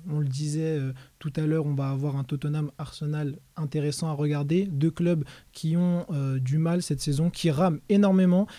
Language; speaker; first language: French; native; French